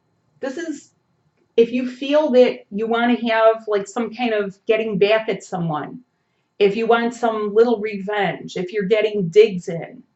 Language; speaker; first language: English; native; English